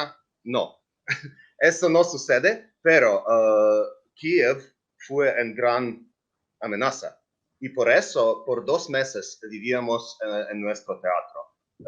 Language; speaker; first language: Spanish; non-native, learner; Ukrainian